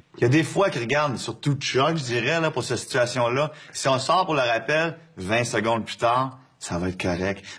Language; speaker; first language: French; native; French